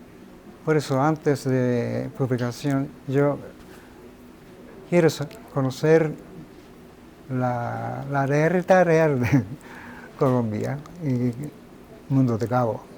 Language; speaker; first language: Spanish; non-native, fluent; Japanese